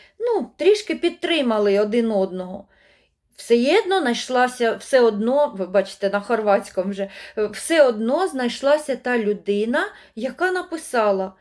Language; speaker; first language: Ukrainian; non-native, local second language; Russian